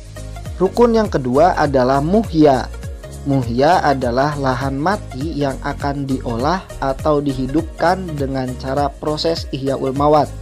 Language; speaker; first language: Indonesian; native; Indonesian